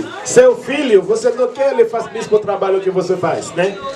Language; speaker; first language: Portuguese; non-native, learner; Haitian Creole